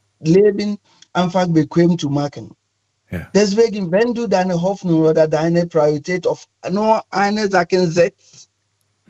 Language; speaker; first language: German; non-native, fluent; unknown